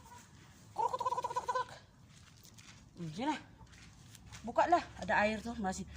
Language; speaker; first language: Indonesian; non-native, learner; Cebuano